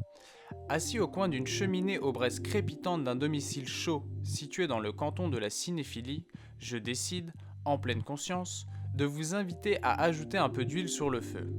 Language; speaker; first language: French; native; French